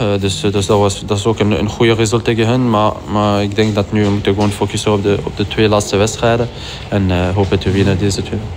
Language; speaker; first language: Dutch; non-native, local second language; French